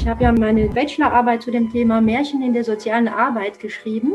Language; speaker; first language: German; non-native, fluent; Romanian